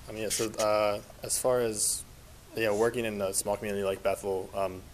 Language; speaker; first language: English; native; English